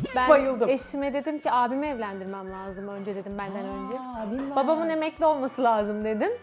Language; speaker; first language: Turkish; native; Turkish